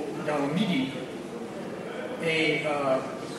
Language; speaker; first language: French; non-native, fluent; English